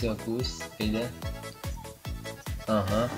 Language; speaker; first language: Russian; non-native, local second language; Tatar